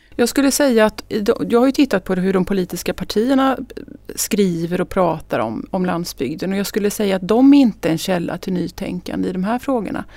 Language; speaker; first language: Swedish; native; Swedish